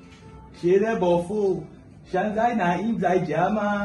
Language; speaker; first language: Chinese; non-native, learner; Malay